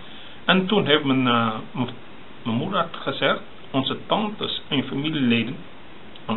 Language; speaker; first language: Dutch; early bilingual, other home language; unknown